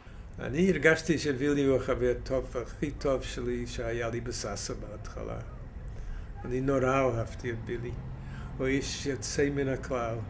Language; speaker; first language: Hebrew; non-native, fluent; Spanish